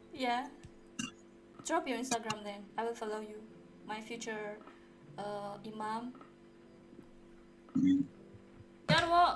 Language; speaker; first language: English; non-native, learner; Indonesian